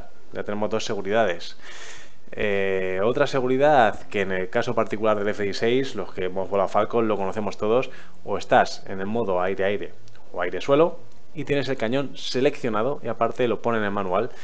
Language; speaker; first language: Spanish; native; Spanish